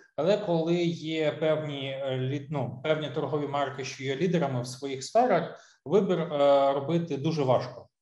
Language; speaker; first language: Ukrainian; non-native, local second language; Russian